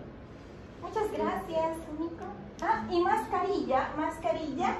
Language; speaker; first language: Spanish; non-native, fluent; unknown